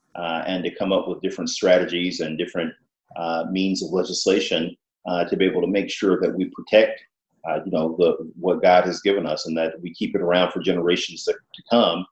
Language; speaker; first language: English; native; English